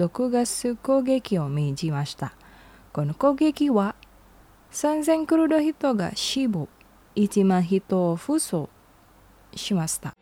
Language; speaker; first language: Japanese; non-native, learner; Indonesian